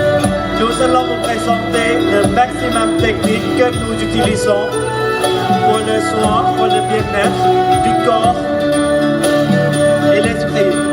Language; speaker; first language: French; non-native, fluent; Thai